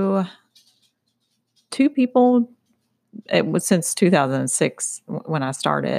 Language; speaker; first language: English; native; English